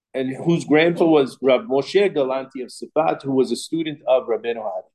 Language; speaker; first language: English; native; English